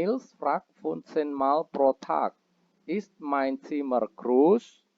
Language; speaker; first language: German; non-native, fluent; Indonesian